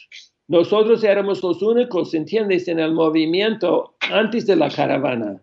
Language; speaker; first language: Spanish; non-native, fluent; English